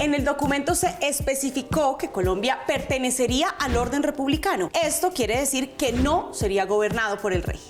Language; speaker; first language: Spanish; native; Spanish